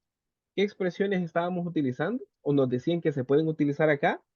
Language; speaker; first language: Spanish; native; Spanish